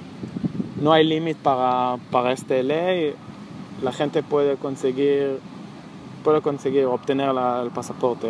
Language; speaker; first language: Spanish; non-native, learner; Hebrew